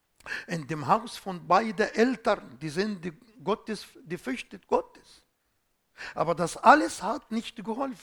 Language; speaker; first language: German; non-native, fluent; Arabic